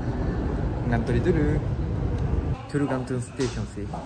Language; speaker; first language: Indonesian; non-native, fluent; Japanese